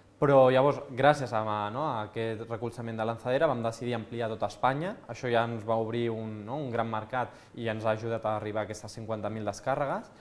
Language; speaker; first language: Catalan; native; Catalan